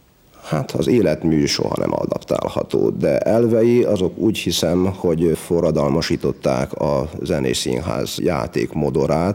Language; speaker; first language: Hungarian; native; Hungarian